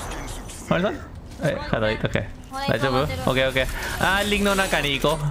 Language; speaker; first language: Japanese; non-native, learner; Thai